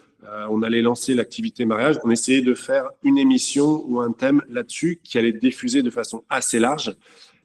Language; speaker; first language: French; native; French